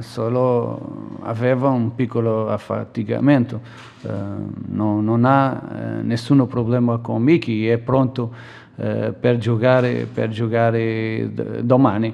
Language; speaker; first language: Italian; non-native, fluent; Portuguese